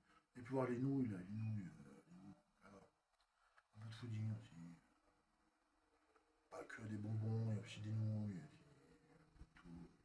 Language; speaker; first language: French; native; French